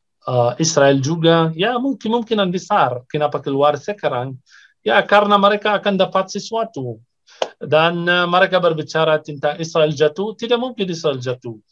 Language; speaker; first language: Indonesian; non-native, fluent; Arabic